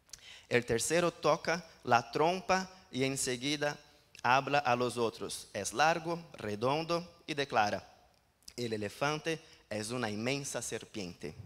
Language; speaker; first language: Spanish; non-native, learner; Portuguese